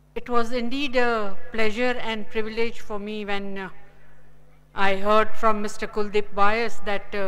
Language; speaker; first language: English; non-native, local second language; Gujarati